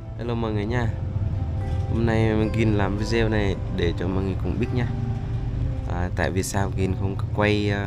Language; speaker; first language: Vietnamese; non-native, local second language; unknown